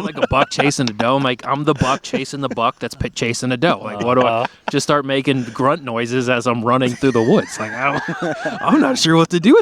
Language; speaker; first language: English; native; English